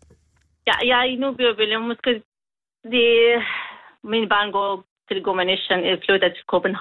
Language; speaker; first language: Norwegian; non-native, learner; Kurdish